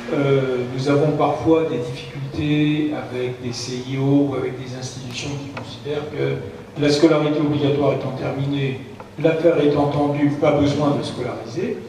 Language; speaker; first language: French; native; French